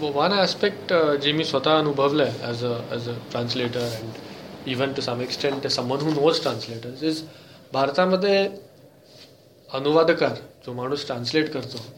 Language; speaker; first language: English; non-native, local second language; Marathi